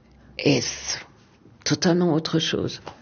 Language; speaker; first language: French; non-native, fluent; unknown